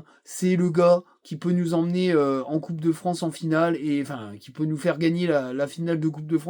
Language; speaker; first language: French; native; French